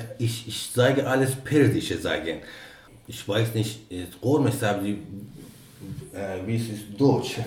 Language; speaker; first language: German; non-native, learner; Persian